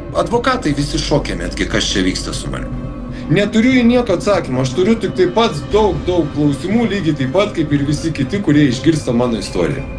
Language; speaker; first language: Lithuanian; native; Lithuanian